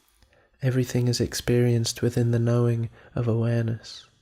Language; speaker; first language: English; native; English